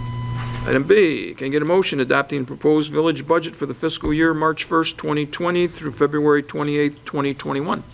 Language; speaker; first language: English; native; English